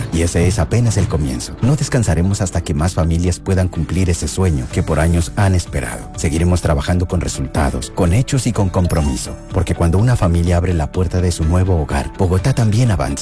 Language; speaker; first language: Spanish; native; Spanish